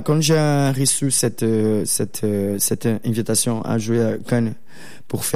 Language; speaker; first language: French; non-native, learner; Portuguese